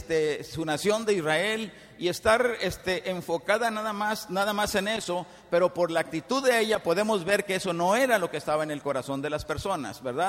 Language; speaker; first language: Spanish; native; Spanish